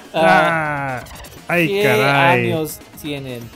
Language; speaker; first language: Spanish; non-native, learner; English